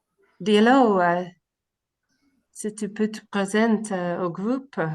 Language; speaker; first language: French; non-native, learner; English